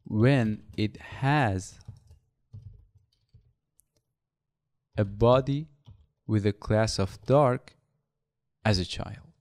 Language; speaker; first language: English; non-native, fluent; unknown